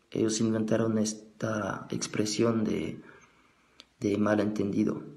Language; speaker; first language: Spanish; non-native, fluent; French